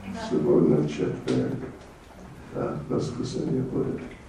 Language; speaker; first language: Russian; non-native, learner; English